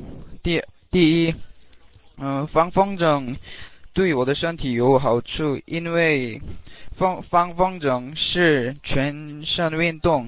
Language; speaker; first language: Chinese; non-native, learner; English